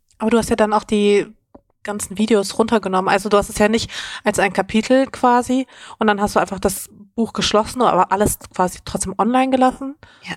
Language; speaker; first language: German; native; German